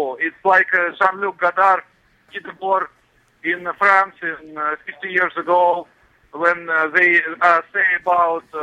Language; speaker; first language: English; non-native, learner; Russian